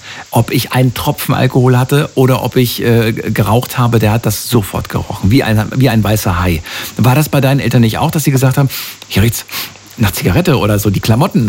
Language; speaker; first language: German; native; German